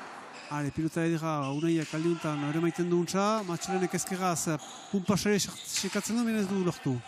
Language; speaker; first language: Basque; native; Basque